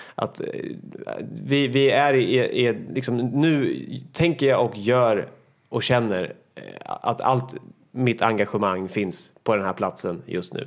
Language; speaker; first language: Swedish; native; Swedish